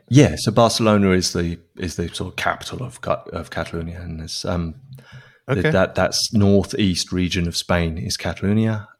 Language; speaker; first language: English; native; English